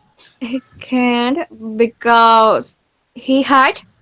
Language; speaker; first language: English; non-native, learner; Spanish